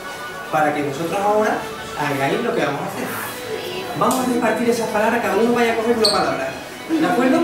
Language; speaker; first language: Spanish; native; Spanish